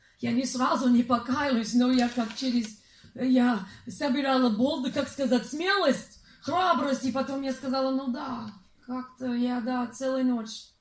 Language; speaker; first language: Russian; non-native, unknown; English